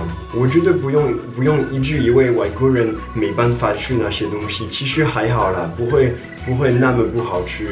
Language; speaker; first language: Chinese; non-native, fluent; French